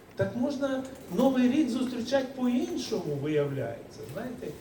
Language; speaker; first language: Ukrainian; native; Ukrainian